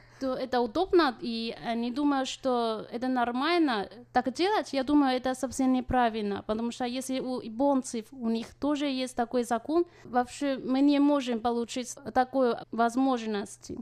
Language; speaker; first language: Russian; non-native, fluent; Chinese